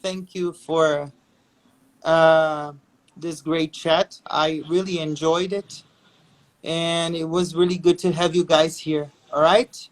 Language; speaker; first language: English; non-native, fluent; Portuguese